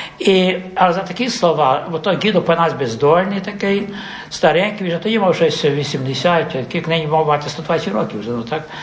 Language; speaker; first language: Ukrainian; early bilingual, heritage; Ukrainian